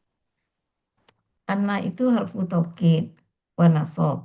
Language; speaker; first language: Arabic; non-native, learner; Indonesian